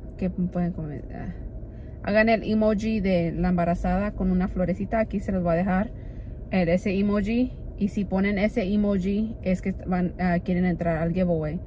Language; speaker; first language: Spanish; early bilingual, heritage; Spanish